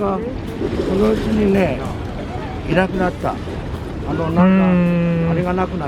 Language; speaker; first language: Japanese; native; Japanese